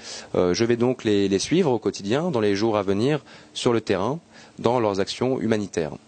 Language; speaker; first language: French; native; French